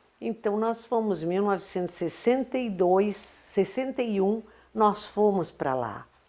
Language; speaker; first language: Portuguese; native; Portuguese